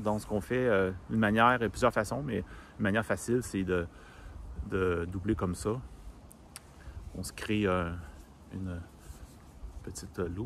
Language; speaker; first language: French; native; French